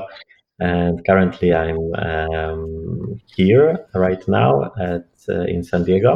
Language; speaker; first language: English; non-native, fluent; Polish